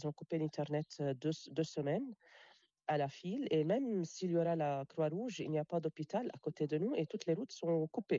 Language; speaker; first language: French; non-native, local second language; Arabic